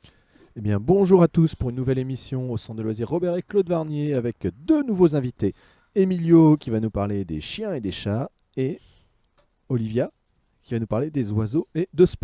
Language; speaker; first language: French; native; French